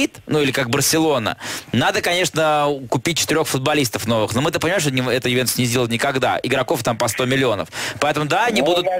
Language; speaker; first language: Russian; native; Russian